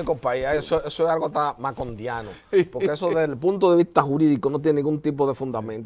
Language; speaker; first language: Spanish; native; Spanish